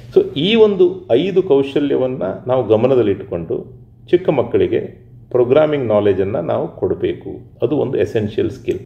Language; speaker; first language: Kannada; native; Kannada